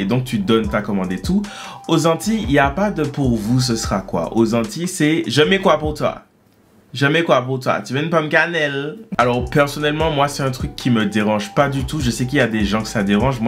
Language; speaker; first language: French; native; French